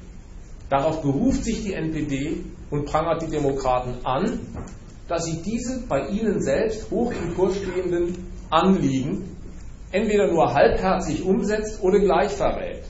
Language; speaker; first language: German; native; German